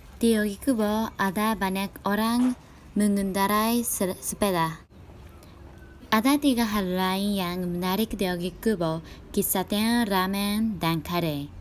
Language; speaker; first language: Indonesian; non-native, learner; Japanese